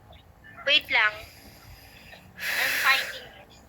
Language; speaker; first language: English; non-native, local second language; Filipino